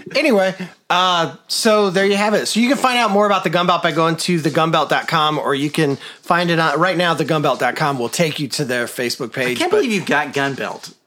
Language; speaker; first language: English; native; English